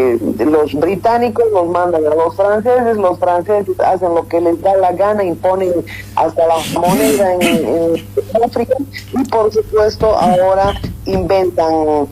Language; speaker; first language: Spanish; native; Spanish